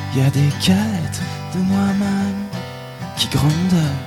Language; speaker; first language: French; native; French